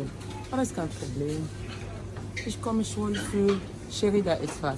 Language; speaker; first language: German; non-native, fluent; Lingala